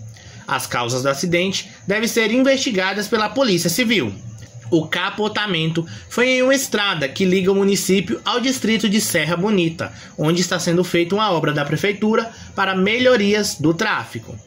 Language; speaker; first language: Portuguese; native; Portuguese